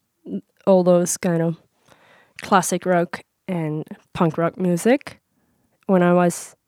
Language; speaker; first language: English; non-native, learner; Japanese